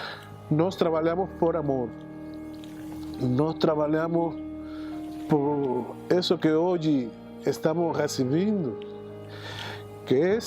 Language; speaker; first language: Portuguese; non-native, fluent; Spanish